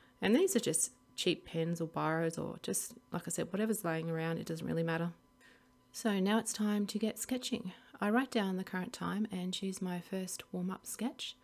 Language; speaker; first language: English; native; English